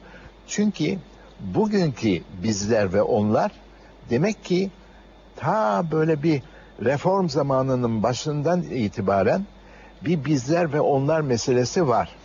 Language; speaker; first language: Turkish; native; Turkish